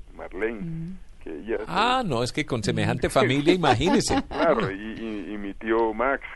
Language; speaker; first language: Spanish; native; Spanish